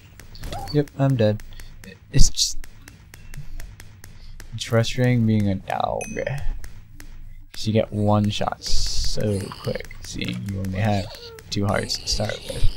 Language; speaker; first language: English; native; English